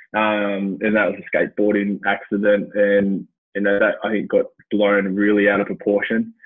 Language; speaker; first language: English; native; English